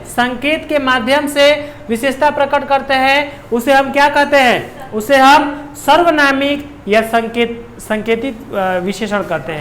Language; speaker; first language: Hindi; non-native, local second language; Bhojpuri